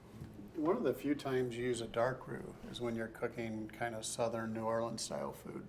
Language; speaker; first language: English; native; English